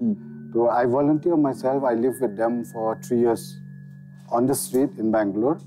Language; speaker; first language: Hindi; non-native, local second language; Khasi